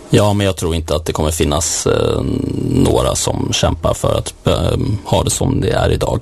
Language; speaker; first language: Swedish; native; Swedish